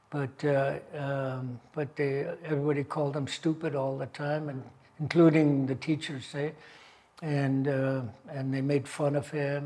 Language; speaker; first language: English; native; English